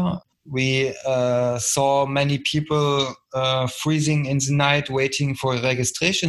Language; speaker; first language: English; non-native, fluent; German